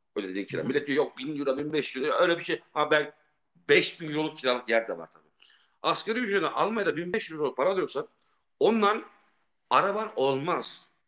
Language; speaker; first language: Turkish; early bilingual, heritage; Turkish